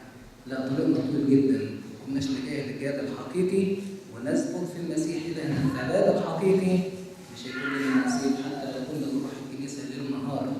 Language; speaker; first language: Arabic; native; Arabic